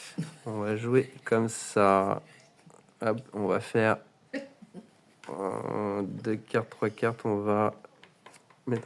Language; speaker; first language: French; native; French